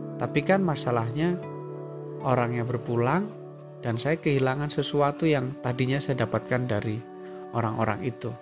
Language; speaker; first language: Indonesian; native; Indonesian